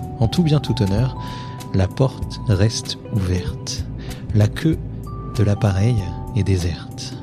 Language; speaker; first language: French; native; French